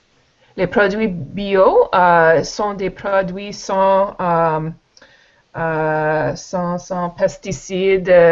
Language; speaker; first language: French; non-native, learner; English